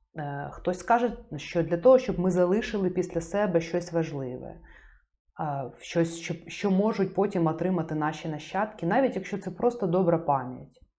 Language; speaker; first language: Ukrainian; native; Ukrainian